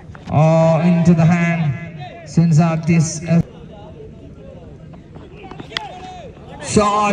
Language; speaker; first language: English; non-native, local second language; Malayalam